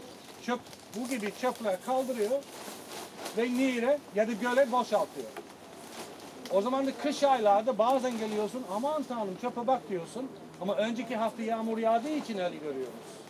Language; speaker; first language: Turkish; non-native, fluent; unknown